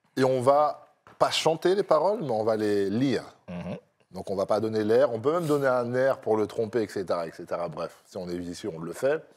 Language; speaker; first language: French; native; French